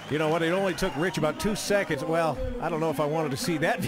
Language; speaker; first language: English; native; English